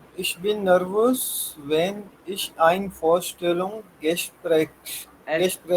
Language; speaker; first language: German; non-native, learner; Urdu